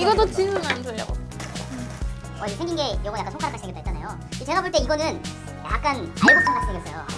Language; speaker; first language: Korean; non-native, learner; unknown